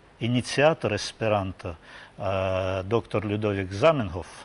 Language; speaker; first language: Ukrainian; non-native, local second language; Russian